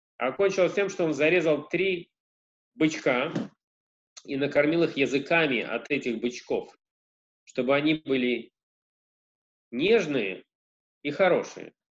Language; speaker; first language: Russian; early bilingual, heritage; Russian